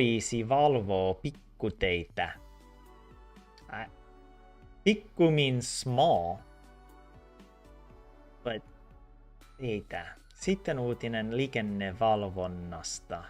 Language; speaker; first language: Finnish; non-native, learner; English